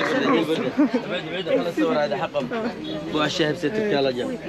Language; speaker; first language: Turkish; non-native, learner; Arabic